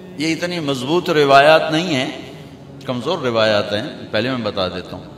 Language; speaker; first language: Urdu; non-native, local second language; Punjabi